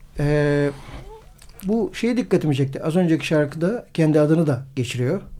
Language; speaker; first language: Turkish; native; Turkish